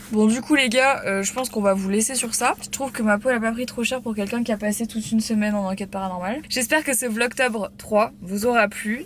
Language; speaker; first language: French; native; French